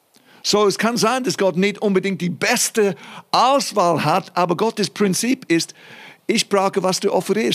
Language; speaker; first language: German; non-native, fluent; English